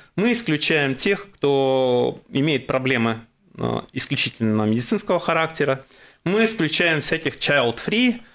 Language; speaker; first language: Russian; native; Russian